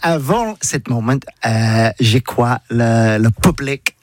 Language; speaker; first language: French; non-native, learner; English